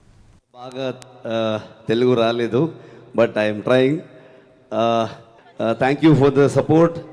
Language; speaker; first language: Telugu; non-native, learner; Kannada